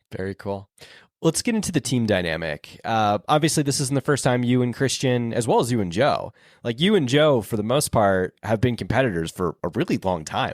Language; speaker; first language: English; native; English